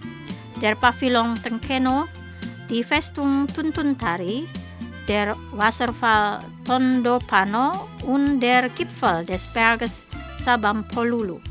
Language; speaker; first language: German; non-native, fluent; Indonesian